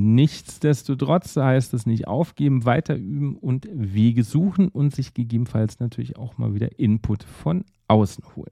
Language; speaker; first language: German; native; German